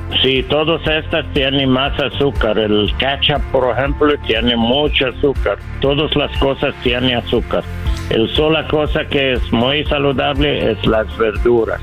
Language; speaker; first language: Spanish; non-native, learner; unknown